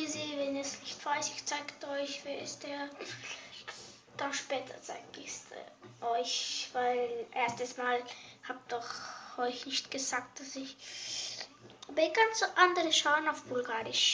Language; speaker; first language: German; non-native, learner; Bulgarian